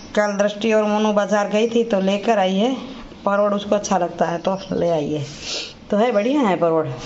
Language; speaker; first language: Hindi; non-native, local second language; Gujarati